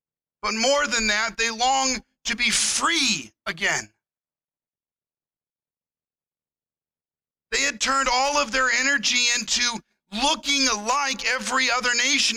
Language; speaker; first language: English; native; English